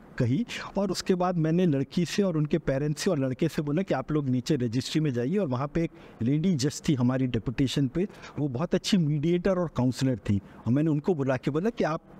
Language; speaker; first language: Hindi; native; Hindi